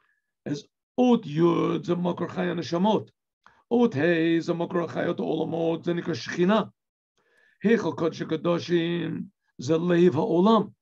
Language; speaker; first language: Hebrew; non-native, fluent; English